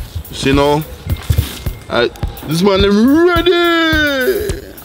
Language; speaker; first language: English; early bilingual, other home language; Spanish